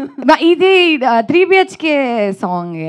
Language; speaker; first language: Telugu; non-native, learner; Kannada